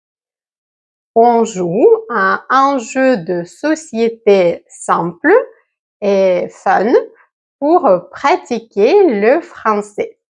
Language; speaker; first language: French; native; French